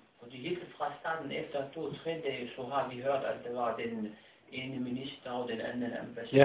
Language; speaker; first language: Danish; non-native, fluent; Arabic